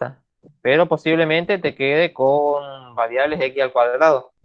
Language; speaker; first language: Spanish; native; Spanish